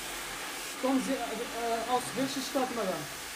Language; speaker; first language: German; non-native, learner; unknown